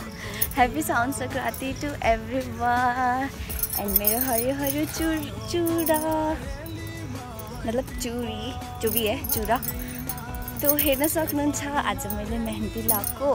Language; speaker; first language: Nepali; early bilingual, heritage; Hindi